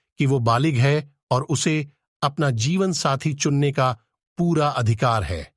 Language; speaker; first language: Hindi; native; Hindi